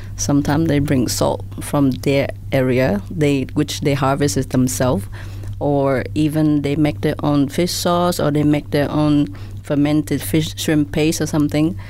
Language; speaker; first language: English; non-native, fluent; Vietnamese